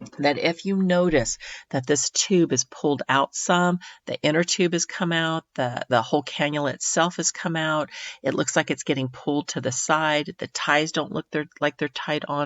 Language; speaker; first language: English; native; English